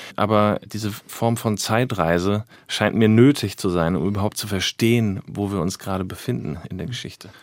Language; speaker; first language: German; native; German